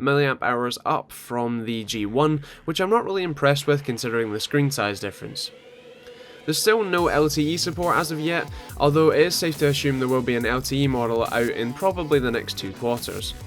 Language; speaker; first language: English; native; English